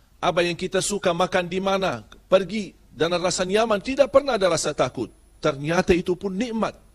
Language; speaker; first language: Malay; non-native, fluent; Arabic